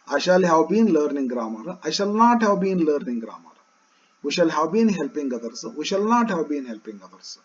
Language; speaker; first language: English; non-native, local second language; Kannada